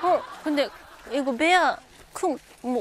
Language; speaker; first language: Korean; non-native, learner; Japanese